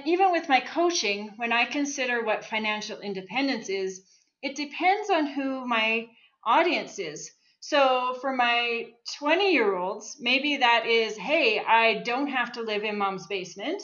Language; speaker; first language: English; native; English